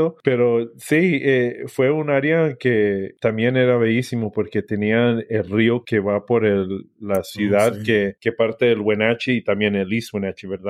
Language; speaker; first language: Spanish; early bilingual, heritage; English